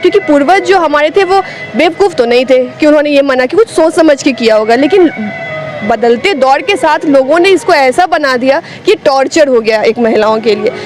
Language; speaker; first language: Hindi; native; Hindi